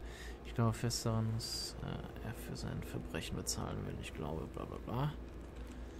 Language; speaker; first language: German; native; German